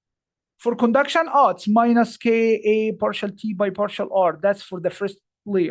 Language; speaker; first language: English; non-native, fluent; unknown